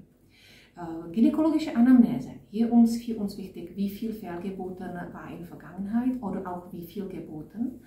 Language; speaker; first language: German; non-native, fluent; Czech